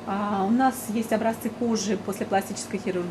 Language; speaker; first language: Russian; native; Russian